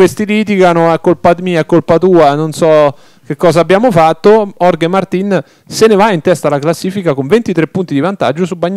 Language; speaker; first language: Italian; native; Italian